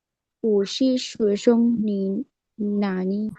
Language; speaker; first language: Chinese; non-native, learner; Bangla